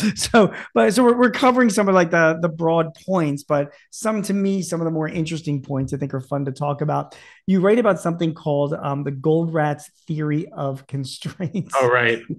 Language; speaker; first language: English; native; English